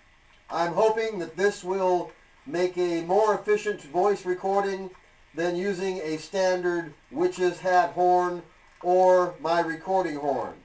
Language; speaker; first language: English; native; English